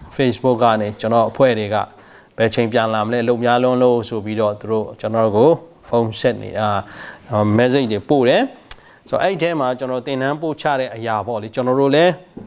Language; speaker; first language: Burmese; non-native, local second language; Tedim Chin